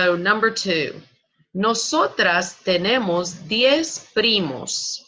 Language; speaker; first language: Spanish; non-native, fluent; English